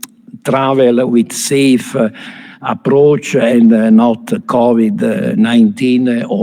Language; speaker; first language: English; non-native, fluent; Italian